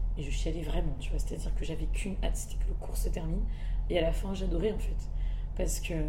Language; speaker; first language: French; early bilingual, other home language; Malagasy